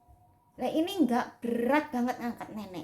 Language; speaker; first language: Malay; non-native, local second language; Javanese